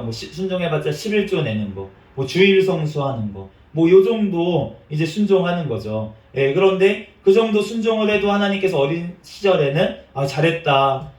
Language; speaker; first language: Korean; native; Korean